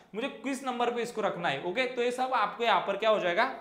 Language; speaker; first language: Hindi; non-native, local second language; Marathi